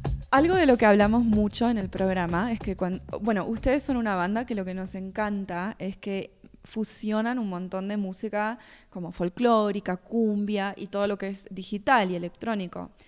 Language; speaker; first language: Spanish; native; Spanish